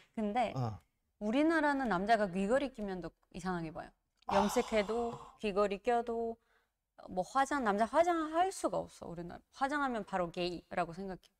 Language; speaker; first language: Korean; non-native, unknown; Georgian